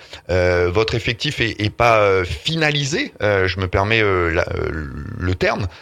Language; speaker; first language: French; native; French